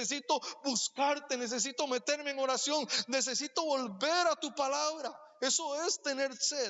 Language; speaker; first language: Spanish; native; Spanish